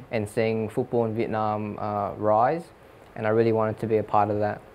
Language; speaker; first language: English; native; English